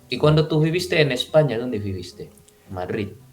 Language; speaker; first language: Spanish; non-native, fluent; Indonesian